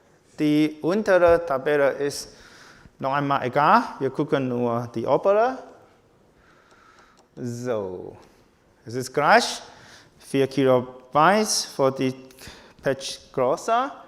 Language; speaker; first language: German; non-native, learner; Chinese